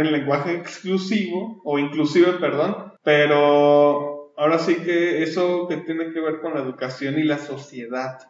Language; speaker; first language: Spanish; native; Spanish